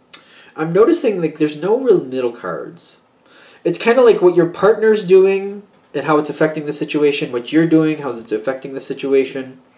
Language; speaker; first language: English; native; English